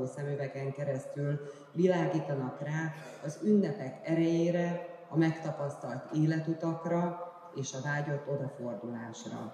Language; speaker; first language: Hungarian; native; Hungarian